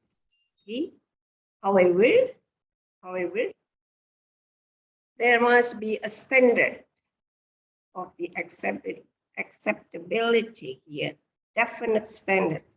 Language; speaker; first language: English; non-native, fluent; Indonesian